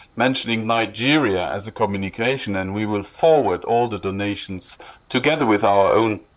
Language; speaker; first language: English; non-native, fluent; Luxembourgish